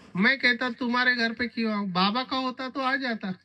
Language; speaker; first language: Hindi; non-native, local second language; Marathi